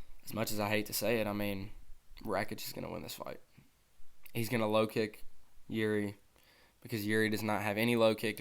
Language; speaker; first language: English; native; English